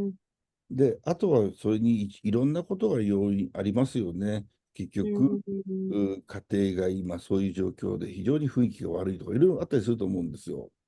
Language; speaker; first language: Japanese; native; Japanese